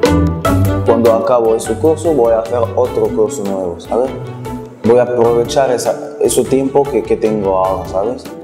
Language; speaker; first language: Spanish; non-native, learner; Arabic